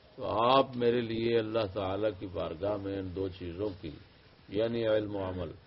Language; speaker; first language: Urdu; non-native, local second language; Punjabi